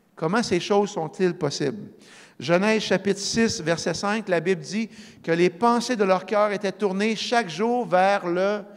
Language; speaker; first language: French; native; French